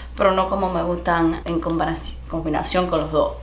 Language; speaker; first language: Spanish; early bilingual, heritage; Spanish